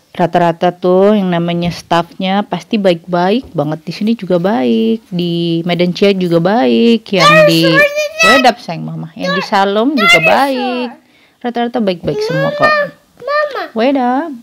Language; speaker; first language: Indonesian; native; Indonesian